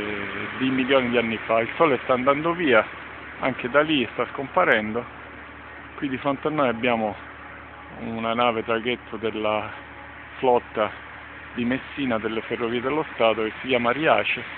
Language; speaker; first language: Italian; native; Italian